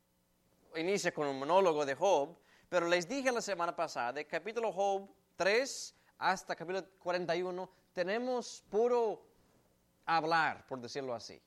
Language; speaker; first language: Spanish; native; Spanish